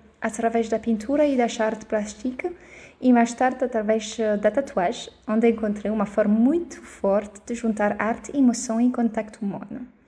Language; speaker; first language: Portuguese; non-native, fluent; French